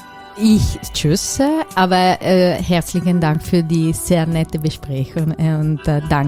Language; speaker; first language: German; non-native, fluent; Italian